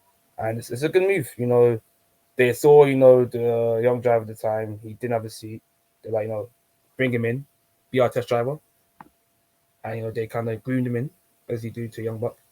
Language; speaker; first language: English; native; English